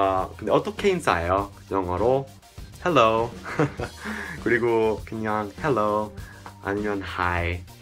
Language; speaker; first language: Korean; non-native, fluent; English